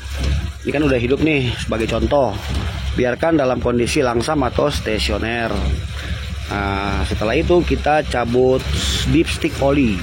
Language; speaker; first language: Indonesian; native; Indonesian